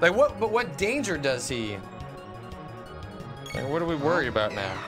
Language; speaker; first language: English; native; English